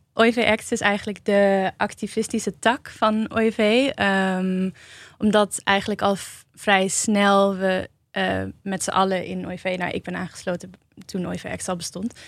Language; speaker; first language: Dutch; native; Dutch